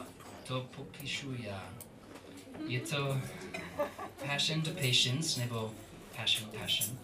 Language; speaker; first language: Czech; non-native, learner; English